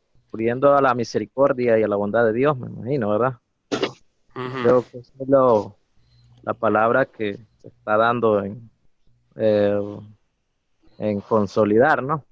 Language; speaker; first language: Spanish; native; Spanish